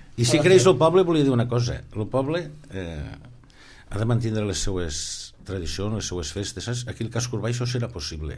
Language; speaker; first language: Catalan; native; Catalan